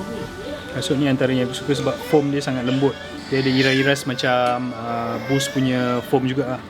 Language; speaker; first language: Malay; native; Malay